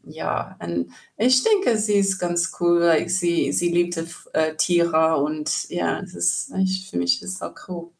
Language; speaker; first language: German; non-native, learner; English